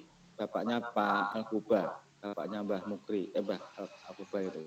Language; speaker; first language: Indonesian; non-native, local second language; Javanese